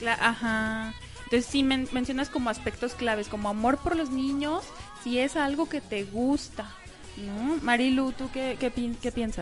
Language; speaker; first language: Spanish; native; Spanish